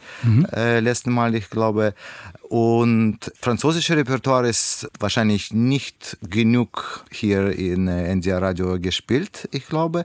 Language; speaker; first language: German; non-native, learner; Russian